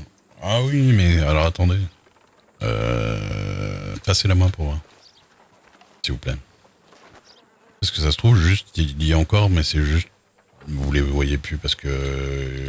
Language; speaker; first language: French; native; French